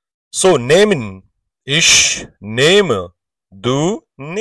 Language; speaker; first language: German; non-native, learner; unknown